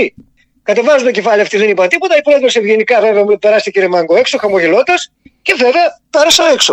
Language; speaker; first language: Greek; native; Greek